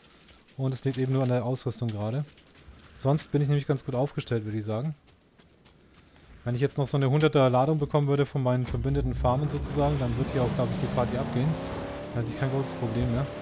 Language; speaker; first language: German; native; German